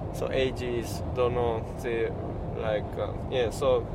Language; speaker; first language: English; non-native, learner; Japanese